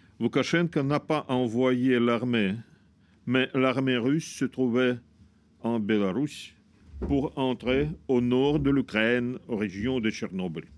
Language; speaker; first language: French; non-native, fluent; Russian